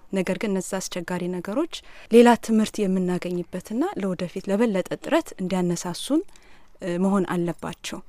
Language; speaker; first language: Amharic; native; Amharic